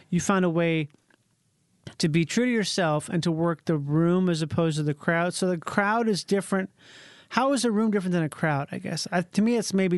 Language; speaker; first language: English; native; English